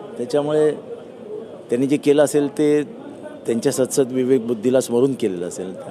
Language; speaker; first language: Marathi; native; Marathi